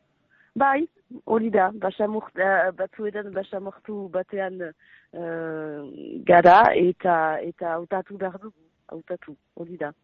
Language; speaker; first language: Basque; non-native, local second language; French